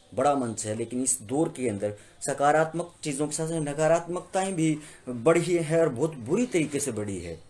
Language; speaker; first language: Hindi; native; Hindi